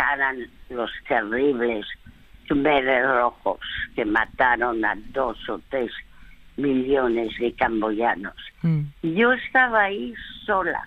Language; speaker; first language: Spanish; early bilingual, other home language; French